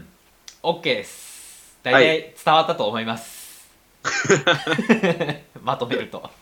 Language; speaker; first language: Japanese; native; Japanese